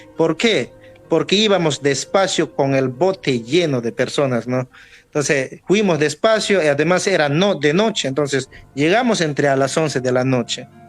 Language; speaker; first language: Spanish; non-native, local second language; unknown